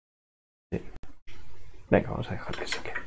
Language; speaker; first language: Spanish; non-native, local second language; Catalan